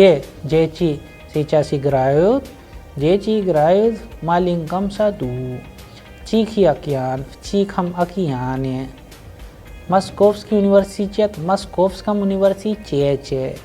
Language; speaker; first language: Russian; non-native, fluent; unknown